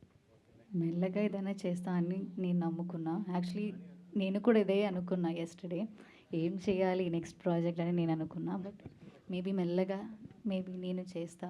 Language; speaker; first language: Telugu; non-native, learner; Malayalam